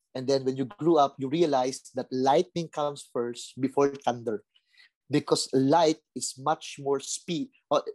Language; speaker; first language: English; non-native, local second language; Filipino